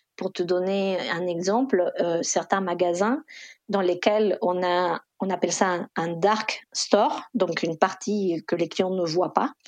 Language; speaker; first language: French; non-native, fluent; Spanish